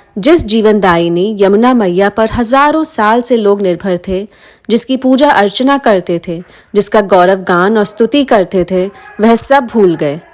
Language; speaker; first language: Hindi; native; Hindi